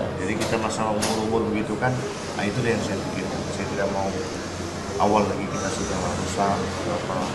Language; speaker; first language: Malay; native; Malay